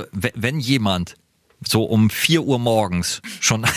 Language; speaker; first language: German; native; German